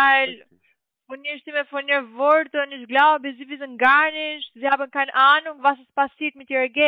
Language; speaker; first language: German; non-native, learner; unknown